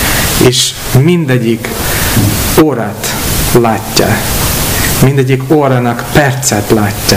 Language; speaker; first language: Hungarian; non-native, fluent; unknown